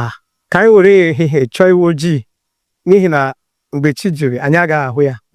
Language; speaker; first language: Igbo; non-native, local second language; Yoruba